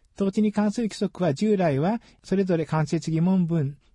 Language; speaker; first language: Japanese; native; Japanese